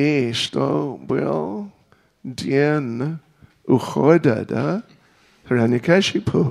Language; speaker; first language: Russian; non-native, learner; English